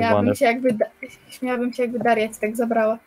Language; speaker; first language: Polish; native; Polish